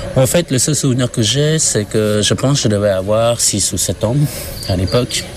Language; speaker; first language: French; non-native, fluent; Khmer